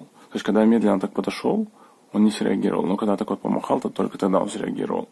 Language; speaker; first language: Russian; native; Russian